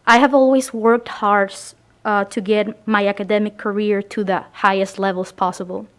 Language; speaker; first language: English; early bilingual, other home language; Spanish